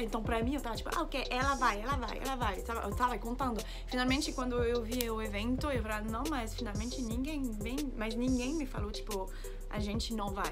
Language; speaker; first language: Portuguese; non-native, fluent; French